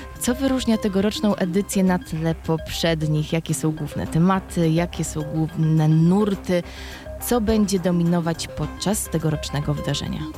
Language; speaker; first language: Polish; native; Polish